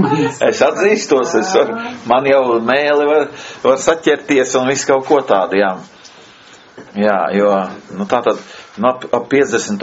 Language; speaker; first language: Latvian; native; Latvian